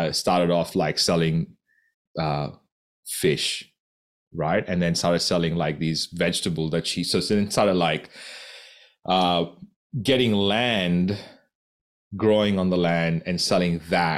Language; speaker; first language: English; non-native, local second language; Konkani